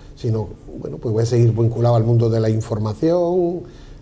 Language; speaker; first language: Spanish; native; Spanish